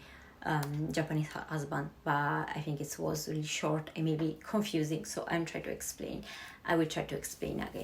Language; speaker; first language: English; non-native, fluent; Italian